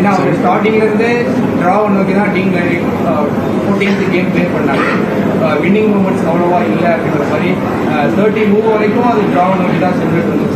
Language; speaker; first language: Tamil; native; Tamil